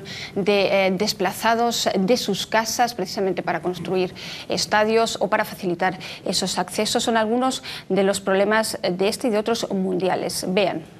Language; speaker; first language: Spanish; native; Spanish